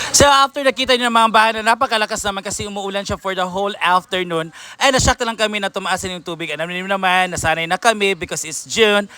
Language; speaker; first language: Filipino; non-native, local second language; Cebuano